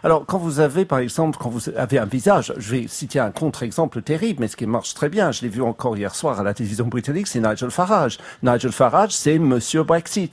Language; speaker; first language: French; non-native, fluent; English